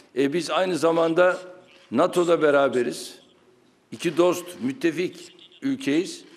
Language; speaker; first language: Turkish; native; Turkish